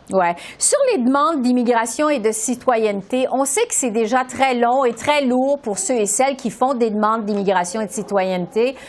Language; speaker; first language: French; native; French